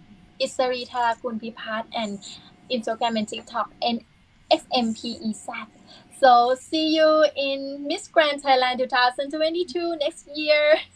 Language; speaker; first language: English; non-native, learner; Thai